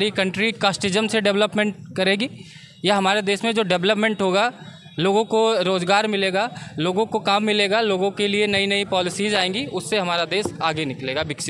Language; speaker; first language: Hindi; native; Hindi